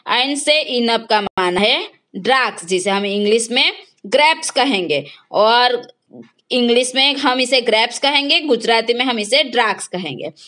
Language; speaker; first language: Hindi; non-native, local second language; Gujarati